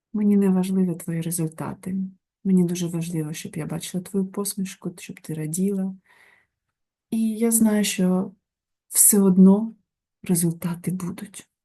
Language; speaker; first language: Ukrainian; non-native, local second language; Russian